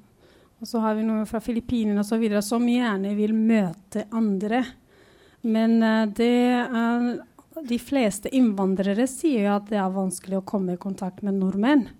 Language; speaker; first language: Norwegian; non-native, fluent; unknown